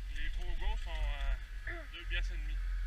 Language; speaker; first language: French; native; French